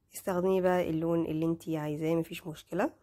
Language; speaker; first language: Arabic; native; Arabic